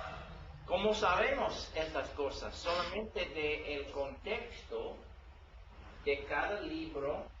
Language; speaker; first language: Spanish; non-native, learner; English